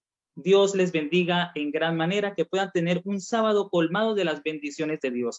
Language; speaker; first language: Spanish; native; Spanish